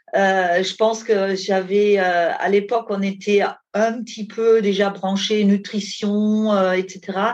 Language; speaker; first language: French; non-native, fluent; German